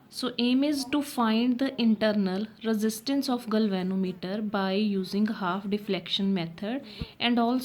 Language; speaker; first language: English; non-native, local second language; Punjabi